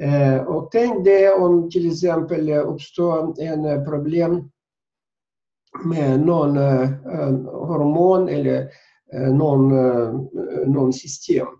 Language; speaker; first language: Swedish; non-native, fluent; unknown